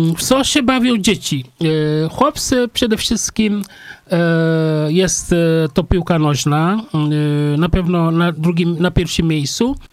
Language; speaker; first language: Polish; non-native, fluent; Wolof